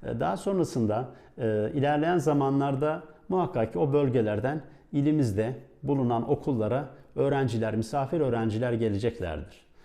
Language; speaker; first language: Turkish; native; Turkish